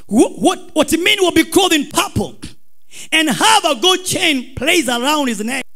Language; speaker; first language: English; non-native, local second language; Swahili